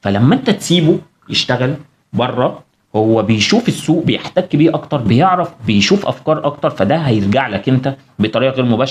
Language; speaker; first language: Arabic; native; Arabic